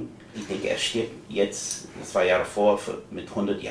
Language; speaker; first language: German; non-native, fluent; English